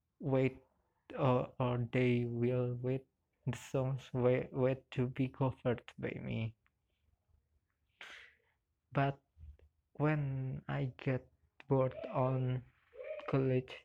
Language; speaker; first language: English; non-native, learner; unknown